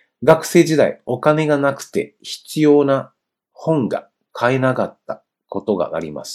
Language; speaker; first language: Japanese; non-native, fluent; Chinese